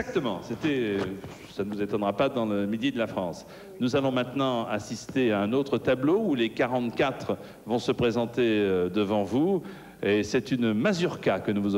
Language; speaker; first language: French; native; French